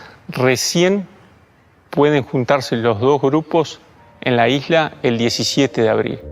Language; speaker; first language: Spanish; native; Spanish